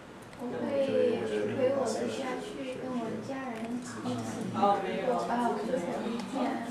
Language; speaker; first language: Chinese; non-native, learner; English